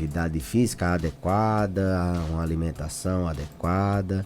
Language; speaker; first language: Portuguese; native; Portuguese